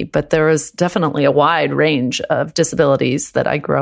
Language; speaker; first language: English; early bilingual, other home language; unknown